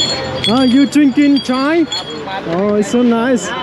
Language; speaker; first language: English; non-native, learner; Vietnamese